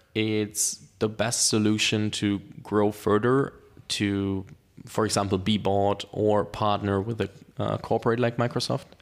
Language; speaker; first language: English; non-native, fluent; German